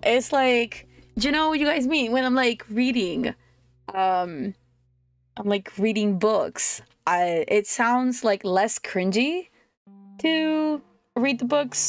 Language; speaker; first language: English; non-native, fluent; Italian